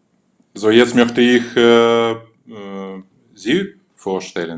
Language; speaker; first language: German; non-native, fluent; Russian